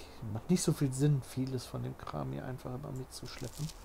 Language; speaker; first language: German; native; German